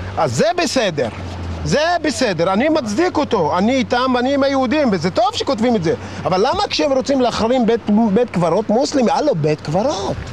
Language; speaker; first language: Hebrew; non-native, local second language; Arabic